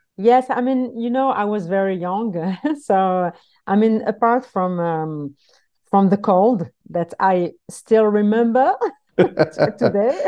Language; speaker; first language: English; non-native, fluent; French